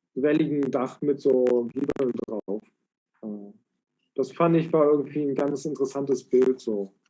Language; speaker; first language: German; native; German